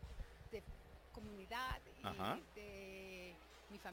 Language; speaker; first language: Spanish; non-native, learner; English